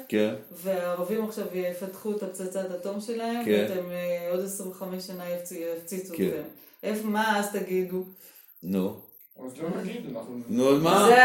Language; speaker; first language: Hebrew; native; Hebrew